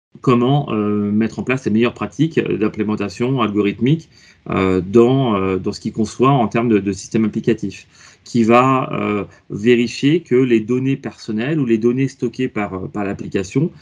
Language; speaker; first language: French; native; French